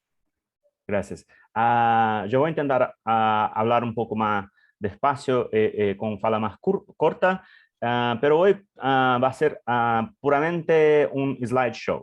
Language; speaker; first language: Spanish; non-native, learner; English